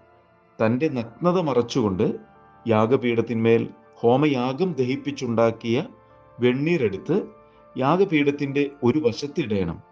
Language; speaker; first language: Malayalam; native; Malayalam